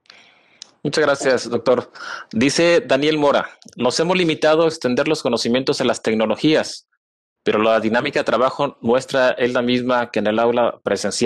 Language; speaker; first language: Spanish; native; Spanish